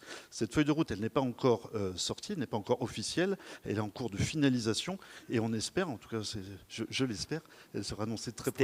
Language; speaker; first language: French; native; French